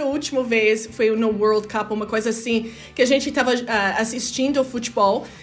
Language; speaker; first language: Portuguese; non-native, fluent; English